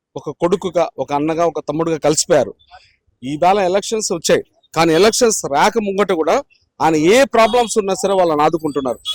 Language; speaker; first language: Telugu; native; Telugu